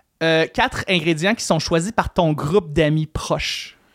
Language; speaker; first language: French; native; French